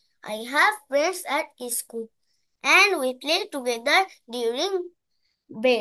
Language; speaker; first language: English; non-native, learner; Bangla